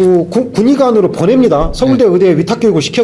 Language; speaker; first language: Korean; native; Korean